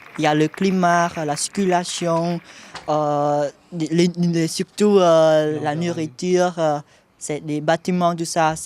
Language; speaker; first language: French; non-native, fluent; Khmer